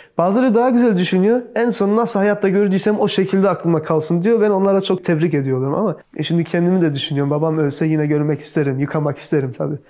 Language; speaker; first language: Turkish; early bilingual, heritage; Turkish